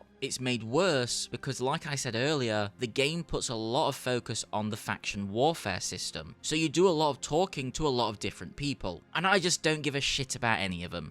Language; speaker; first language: English; native; English